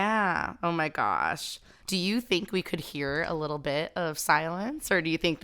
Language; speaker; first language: English; native; English